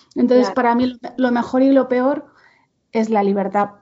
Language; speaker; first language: Spanish; non-native, local second language; Catalan